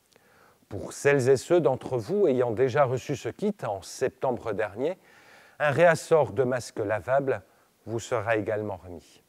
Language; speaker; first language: French; native; French